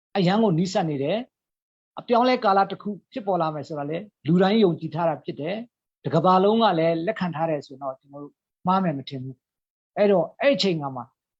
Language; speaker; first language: Burmese; non-native, local second language; Hakha Chin